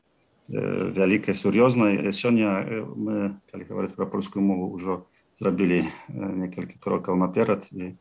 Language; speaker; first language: Polish; non-native, learner; Belarusian